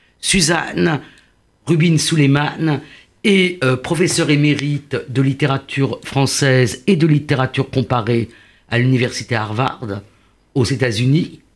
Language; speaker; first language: French; native; French